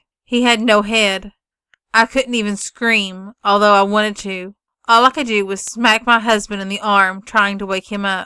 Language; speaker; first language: English; native; English